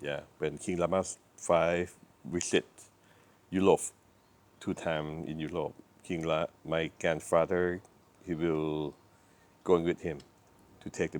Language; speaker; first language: English; non-native, learner; Thai